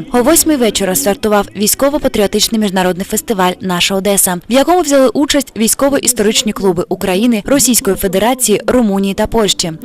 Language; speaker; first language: Ukrainian; native; Ukrainian